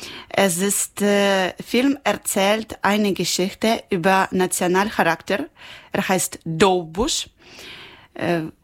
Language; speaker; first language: German; non-native, learner; Ukrainian